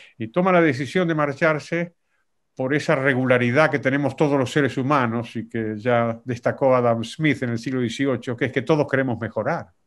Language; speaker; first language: Spanish; native; Spanish